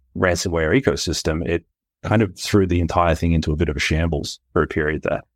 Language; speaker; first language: English; native; English